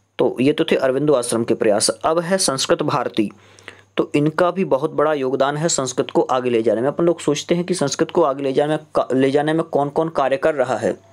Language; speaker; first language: Hindi; native; Hindi